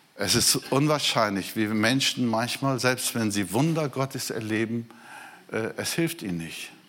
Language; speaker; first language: German; non-native, fluent; Portuguese